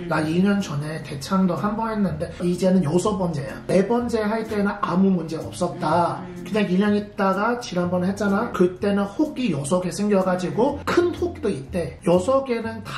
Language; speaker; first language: Korean; non-native, fluent; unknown